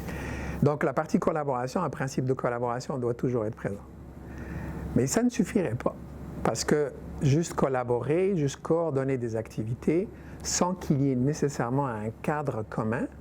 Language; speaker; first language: French; native; French